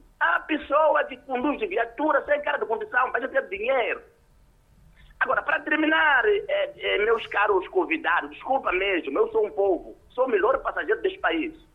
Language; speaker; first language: Portuguese; non-native, local second language; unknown